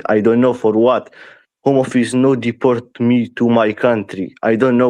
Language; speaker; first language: English; non-native, learner; Persian